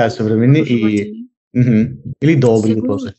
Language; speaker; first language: Russian; non-native, learner; Spanish